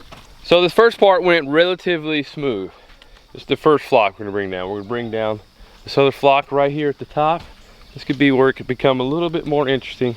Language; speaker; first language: English; native; English